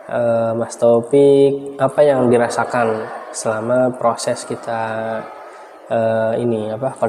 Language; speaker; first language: Indonesian; native; Indonesian